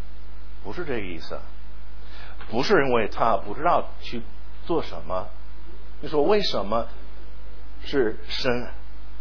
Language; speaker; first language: Chinese; non-native, fluent; English